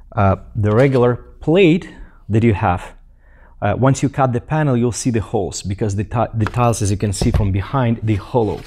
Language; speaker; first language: English; non-native, fluent; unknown